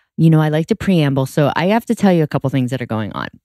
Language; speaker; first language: English; native; English